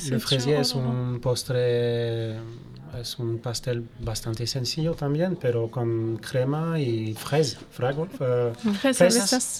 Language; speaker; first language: Spanish; non-native, fluent; French